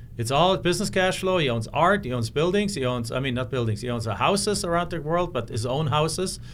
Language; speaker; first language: English; non-native, fluent; German